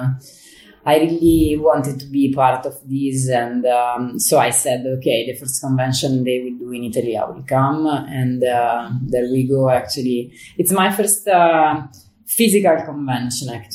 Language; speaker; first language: English; non-native, fluent; Italian